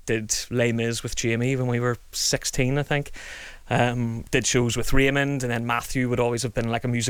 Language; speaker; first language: English; native; English